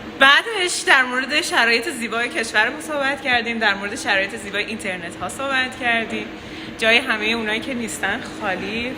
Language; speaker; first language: Persian; native; Persian